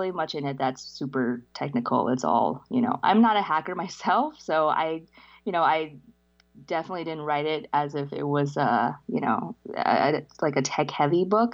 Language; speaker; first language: English; early bilingual, other home language; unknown